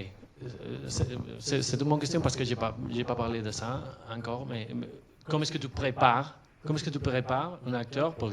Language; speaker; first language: French; non-native, fluent; Catalan